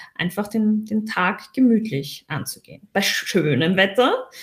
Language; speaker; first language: German; native; German